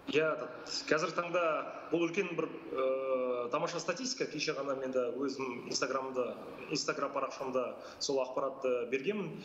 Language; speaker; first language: Kazakh; native; Kazakh